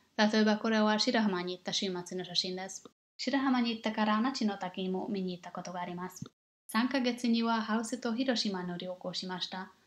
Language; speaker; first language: Japanese; non-native, learner; English